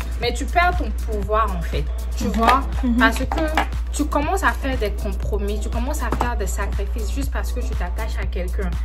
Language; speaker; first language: French; native; French